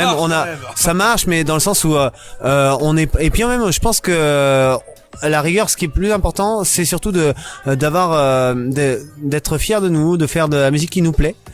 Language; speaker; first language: French; native; French